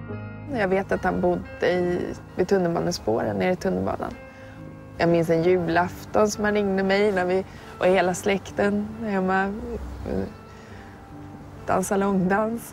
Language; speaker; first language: Swedish; native; Swedish